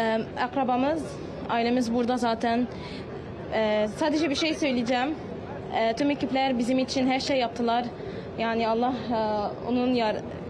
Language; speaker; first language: Turkish; early bilingual, heritage; Turkish